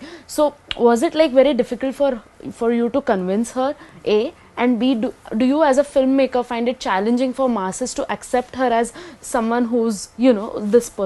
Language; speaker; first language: English; non-native, local second language; Hindi